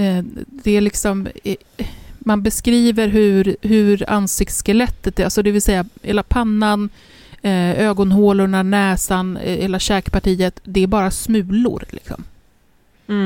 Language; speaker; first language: Swedish; native; Swedish